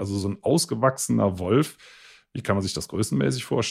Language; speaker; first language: German; native; German